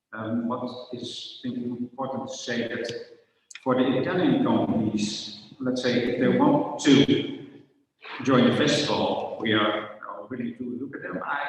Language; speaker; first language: English; non-native, fluent; Dutch